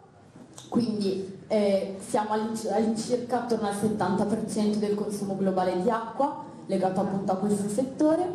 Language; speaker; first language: Italian; native; Italian